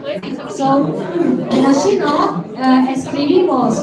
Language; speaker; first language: English; non-native, learner; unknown